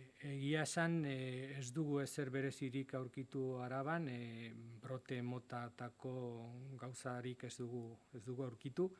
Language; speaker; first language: Basque; non-native, local second language; Spanish